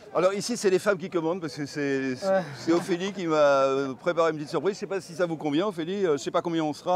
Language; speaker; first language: French; native; French